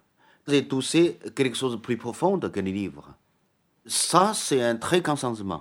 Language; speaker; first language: French; non-native, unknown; Chinese